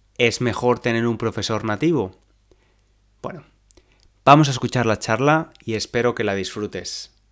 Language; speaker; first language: Spanish; native; Spanish